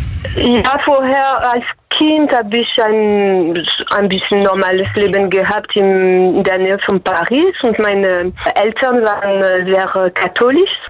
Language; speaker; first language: German; non-native, fluent; French